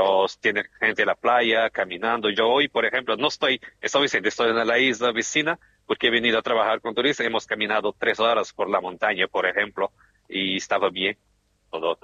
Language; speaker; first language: Spanish; non-native, fluent; Portuguese